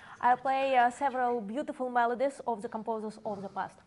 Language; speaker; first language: English; non-native, fluent; Russian